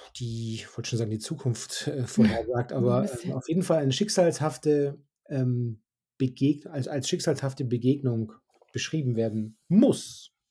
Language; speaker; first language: German; native; German